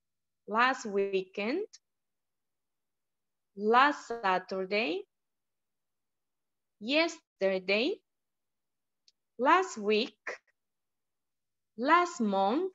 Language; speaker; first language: English; non-native, learner; Spanish